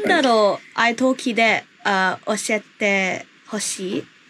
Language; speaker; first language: Japanese; non-native, learner; English